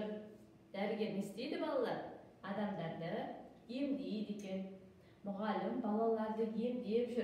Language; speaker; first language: Kazakh; native; Kazakh